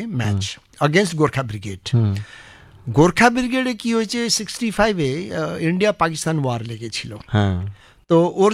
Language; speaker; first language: Bangla; non-native, local second language; Nepali